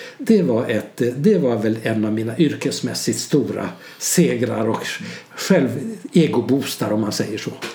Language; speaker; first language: Swedish; early bilingual, other home language; Hungarian